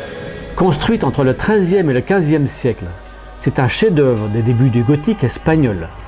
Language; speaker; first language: French; native; French